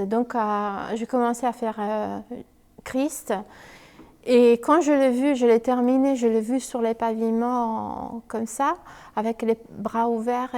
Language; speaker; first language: French; non-native, fluent; Italian